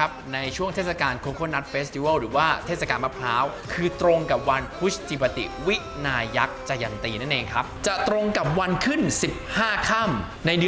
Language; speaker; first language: Thai; native; Thai